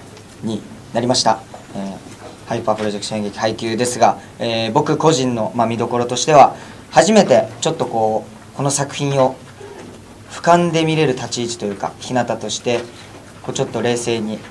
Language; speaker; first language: Japanese; native; Japanese